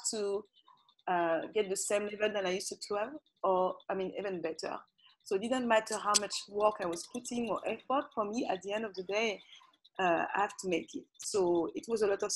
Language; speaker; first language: English; non-native, fluent; French